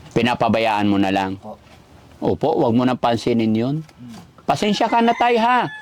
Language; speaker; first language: Filipino; native; Filipino